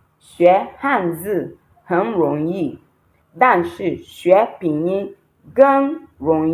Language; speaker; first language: Chinese; non-native, fluent; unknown